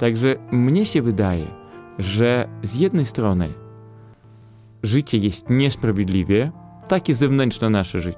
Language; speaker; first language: Polish; non-native, fluent; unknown